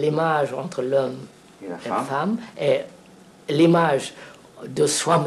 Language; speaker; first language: French; non-native, fluent; Telugu